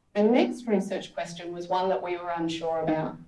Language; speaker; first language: English; native; English